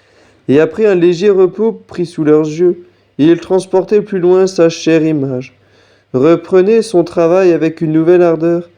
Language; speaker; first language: French; native; French